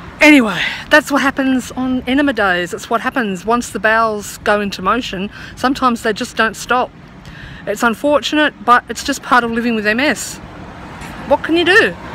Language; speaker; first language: English; native; English